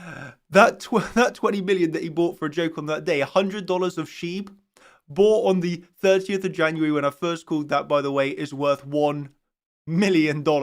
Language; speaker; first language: English; native; English